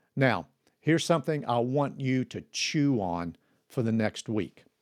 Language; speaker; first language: English; native; English